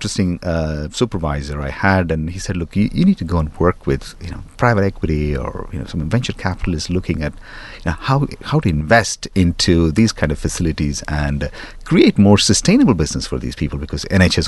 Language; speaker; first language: English; non-native, local second language; Tamil